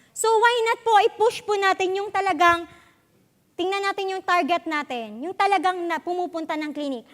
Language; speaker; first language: Filipino; native; Filipino